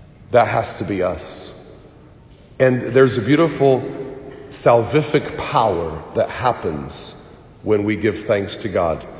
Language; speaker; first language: English; native; English